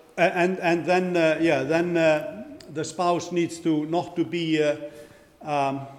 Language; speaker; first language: English; non-native, fluent; Icelandic